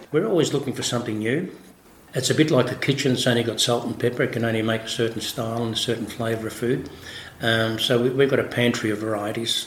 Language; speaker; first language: English; early bilingual, other home language; Italian